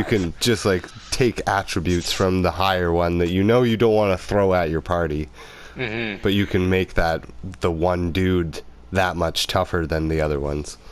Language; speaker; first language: English; native; English